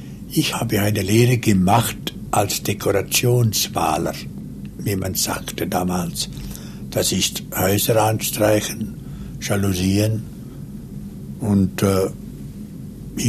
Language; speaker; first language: German; non-native, local second language; Romansh